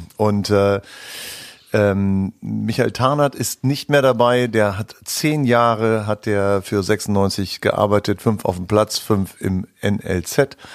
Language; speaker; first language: German; native; German